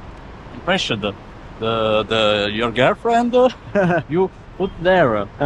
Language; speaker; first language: English; non-native, learner; Italian